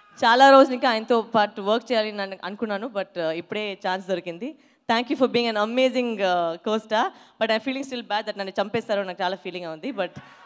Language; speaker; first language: Telugu; non-native, fluent; Tamil